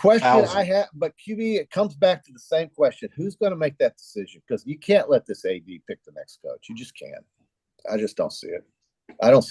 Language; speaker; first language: English; native; English